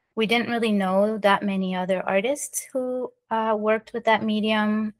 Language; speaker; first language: English; early bilingual, other home language; French